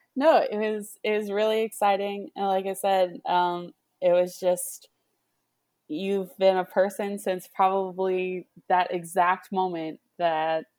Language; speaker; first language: English; native; English